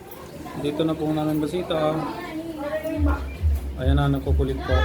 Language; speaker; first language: Filipino; non-native, learner; Hindi